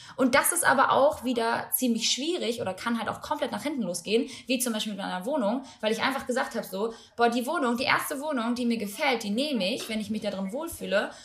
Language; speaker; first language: German; early bilingual, other home language; Albanian